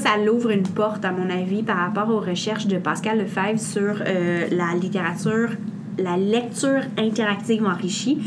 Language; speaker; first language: French; native; French